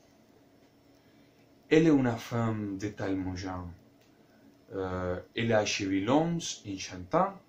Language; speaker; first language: French; non-native, learner; Spanish